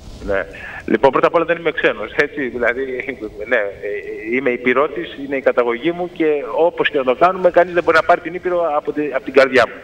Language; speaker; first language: Greek; native; Greek